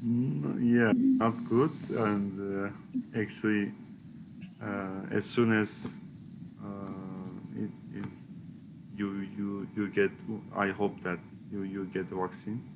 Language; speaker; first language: English; non-native, learner; Turkish